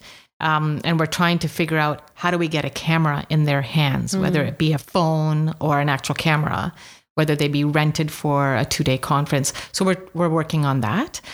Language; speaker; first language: English; native; English